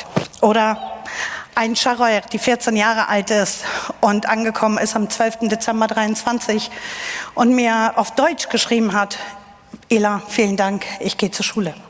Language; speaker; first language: German; non-native, fluent; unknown